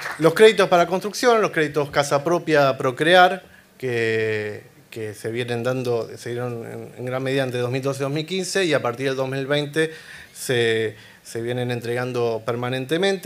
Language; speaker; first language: Spanish; native; Spanish